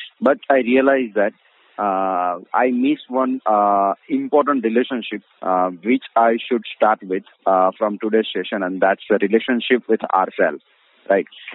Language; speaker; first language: English; non-native, local second language; Gujarati